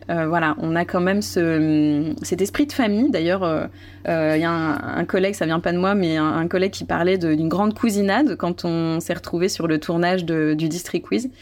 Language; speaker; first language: French; native; French